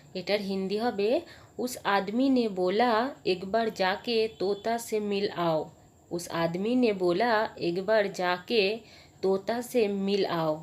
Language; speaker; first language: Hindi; non-native, local second language; Bangla